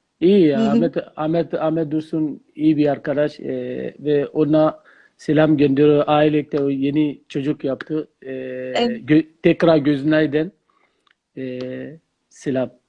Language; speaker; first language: Turkish; non-native, learner; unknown